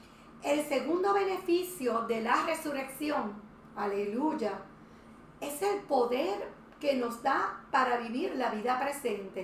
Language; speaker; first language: Spanish; native; Spanish